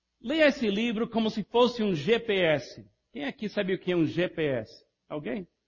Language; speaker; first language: Portuguese; non-native, fluent; English